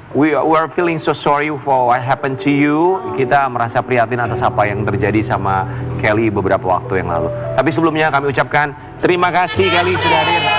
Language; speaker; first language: Indonesian; native; Indonesian